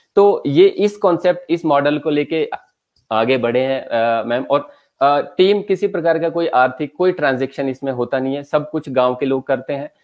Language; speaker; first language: Hindi; native; Hindi